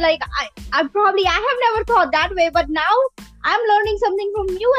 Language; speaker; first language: English; non-native, local second language; Gujarati